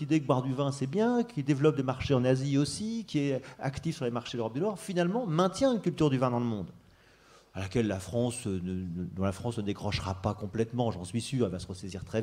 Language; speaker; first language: French; native; French